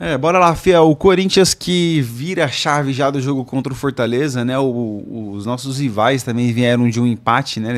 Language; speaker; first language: Portuguese; native; Portuguese